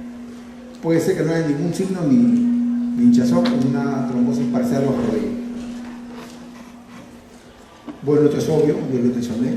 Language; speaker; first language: Spanish; native; Spanish